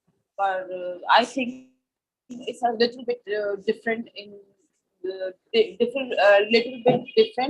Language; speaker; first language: English; non-native, learner; Urdu